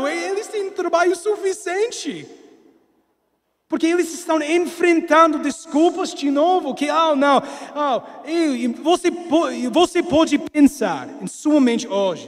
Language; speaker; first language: Portuguese; non-native, fluent; English